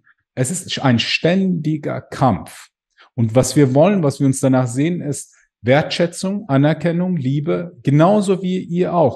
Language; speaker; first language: German; native; German